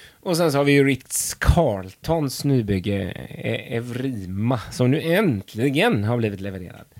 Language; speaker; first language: Swedish; native; Swedish